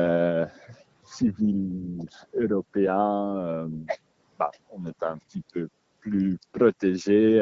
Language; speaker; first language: French; non-native, local second language; Dutch